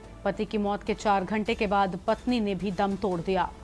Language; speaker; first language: Hindi; native; Hindi